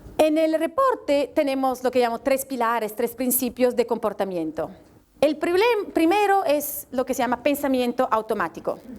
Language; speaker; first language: Spanish; non-native, fluent; Italian